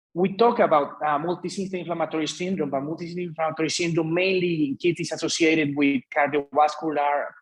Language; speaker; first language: English; non-native, fluent; Spanish